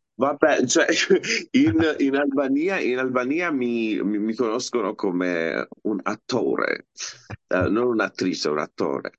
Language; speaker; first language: Italian; non-native, fluent; Albanian